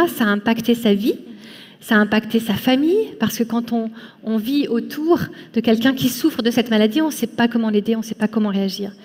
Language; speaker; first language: French; native; French